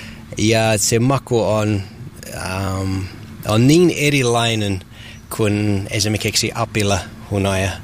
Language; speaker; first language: Finnish; non-native, learner; English